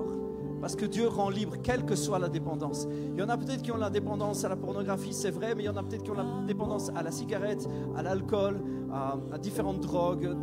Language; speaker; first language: French; native; French